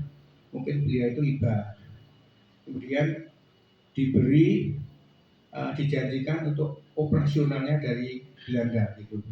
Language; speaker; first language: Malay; non-native, local second language; Javanese